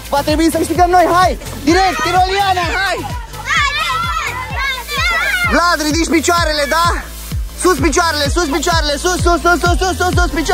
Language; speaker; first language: Romanian; native; Romanian